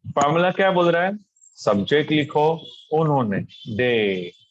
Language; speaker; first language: Hindi; non-native, local second language; Marathi